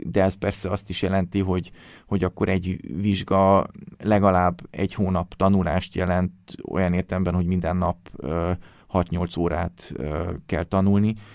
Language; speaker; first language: Hungarian; early bilingual, heritage; Hungarian